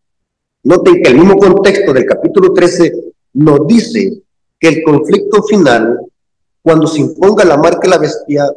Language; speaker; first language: Spanish; native; Spanish